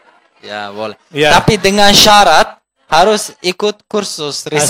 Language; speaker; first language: Indonesian; non-native, fluent; Turkish